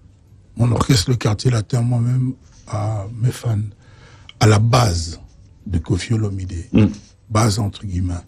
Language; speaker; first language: French; non-native, local second language; Lingala